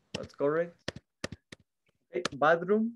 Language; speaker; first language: English; non-native, learner; Spanish